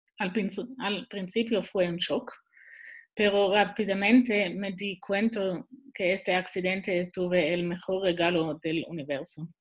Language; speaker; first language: Spanish; non-native, learner; Swiss German